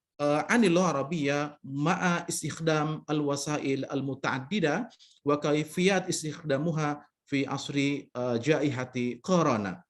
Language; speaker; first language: Arabic; non-native, fluent; Indonesian